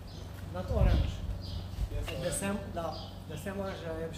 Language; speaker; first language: English; non-native, learner; Arabic